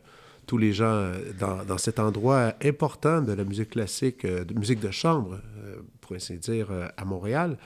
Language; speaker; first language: French; native; French